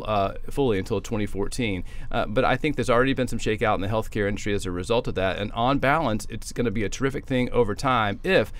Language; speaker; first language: English; native; English